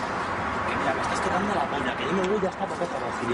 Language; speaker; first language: Spanish; native; Spanish